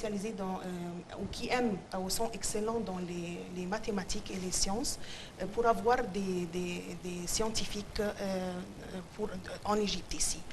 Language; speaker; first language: French; non-native, fluent; Arabic